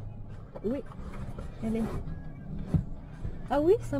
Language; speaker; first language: French; non-native, fluent; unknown